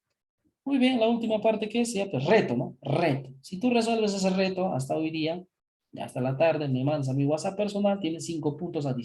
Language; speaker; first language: Spanish; native; Spanish